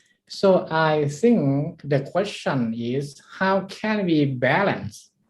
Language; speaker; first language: English; non-native, learner; Thai